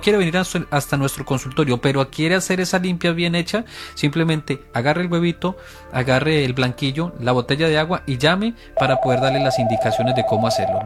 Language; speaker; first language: Spanish; native; Spanish